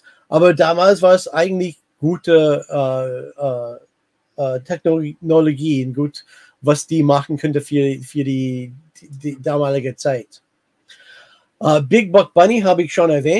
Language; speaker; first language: German; non-native, fluent; English